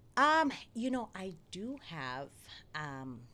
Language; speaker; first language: English; non-native, fluent; Spanish